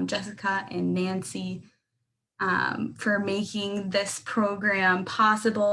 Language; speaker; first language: English; native; English